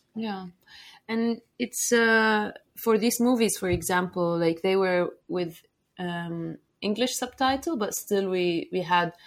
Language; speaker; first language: English; non-native, fluent; Arabic